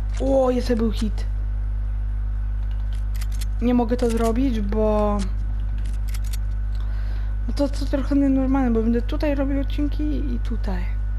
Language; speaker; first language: Polish; early bilingual, heritage; German